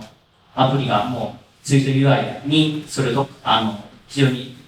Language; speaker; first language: Japanese; native; Japanese